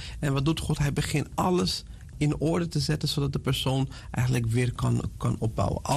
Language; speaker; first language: Dutch; non-native, fluent; Portuguese